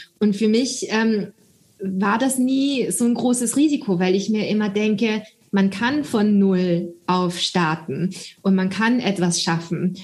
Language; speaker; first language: German; early bilingual, other home language; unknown